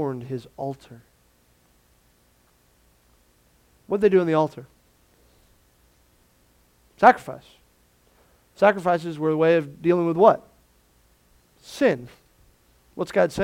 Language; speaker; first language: English; native; English